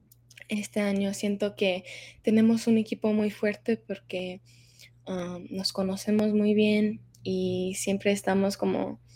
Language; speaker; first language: Spanish; early bilingual, heritage; Spanish